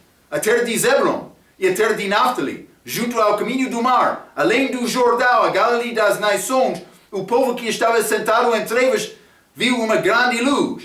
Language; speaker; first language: Portuguese; non-native, fluent; English